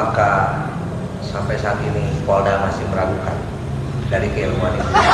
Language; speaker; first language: Indonesian; native; Indonesian